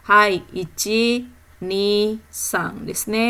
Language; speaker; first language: Japanese; non-native, fluent; Indonesian